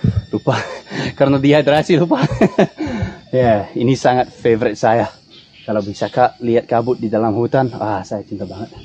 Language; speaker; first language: Indonesian; non-native, fluent; English